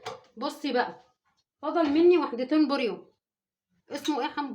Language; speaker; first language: Arabic; native; Arabic